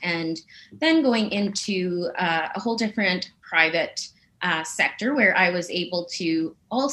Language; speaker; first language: English; native; English